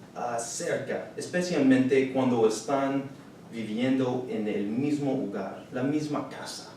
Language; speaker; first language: Spanish; non-native, learner; English